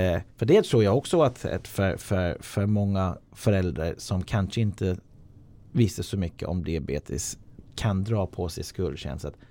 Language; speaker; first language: Swedish; non-native, fluent; English